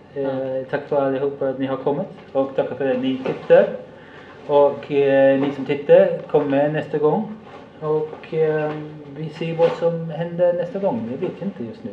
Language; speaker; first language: Swedish; non-native, fluent; English